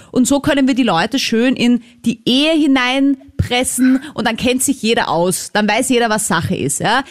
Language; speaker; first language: German; native; German